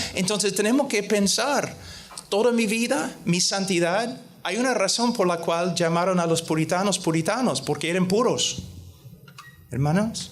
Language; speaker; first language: Spanish; non-native, fluent; English